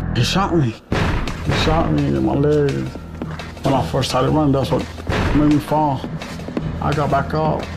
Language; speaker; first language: English; native; English